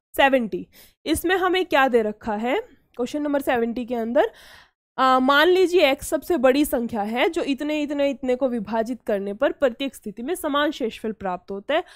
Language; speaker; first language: Hindi; native; Hindi